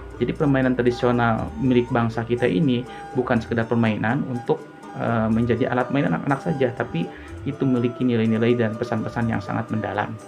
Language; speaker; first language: Indonesian; non-native, local second language; Sundanese